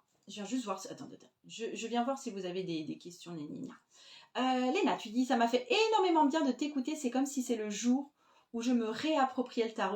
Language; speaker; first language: French; native; French